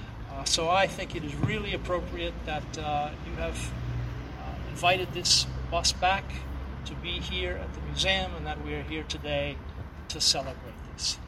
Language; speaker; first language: English; native; English